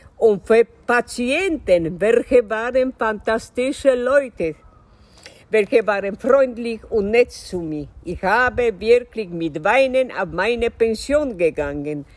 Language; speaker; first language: German; non-native, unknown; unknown